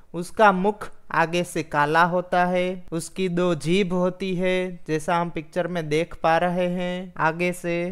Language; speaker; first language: Hindi; non-native, local second language; Gujarati